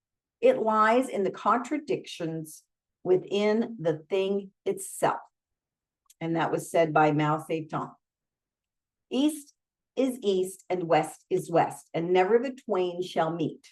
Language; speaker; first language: English; native; English